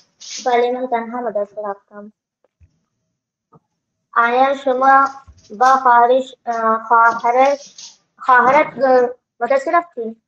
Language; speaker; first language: Persian; non-native, learner; Urdu